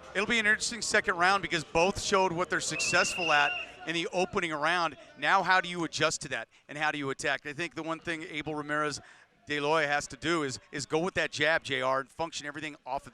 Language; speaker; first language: English; native; English